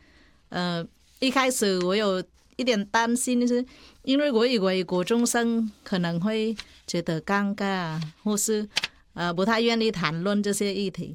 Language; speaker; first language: Chinese; non-native, fluent; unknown